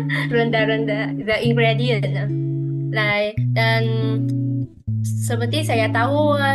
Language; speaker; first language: Indonesian; non-native, fluent; Vietnamese